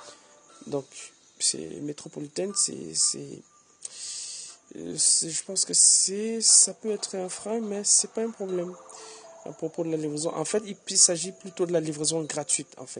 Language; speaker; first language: French; native; French